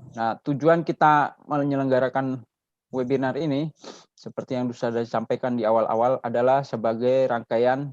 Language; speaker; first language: Indonesian; native; Indonesian